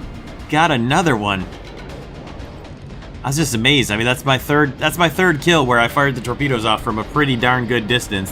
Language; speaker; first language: English; native; English